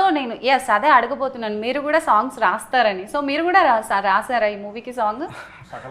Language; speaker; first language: Telugu; native; Telugu